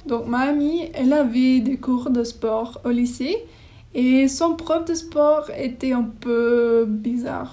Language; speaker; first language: French; non-native, learner; English